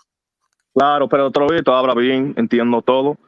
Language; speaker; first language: Spanish; early bilingual, heritage; English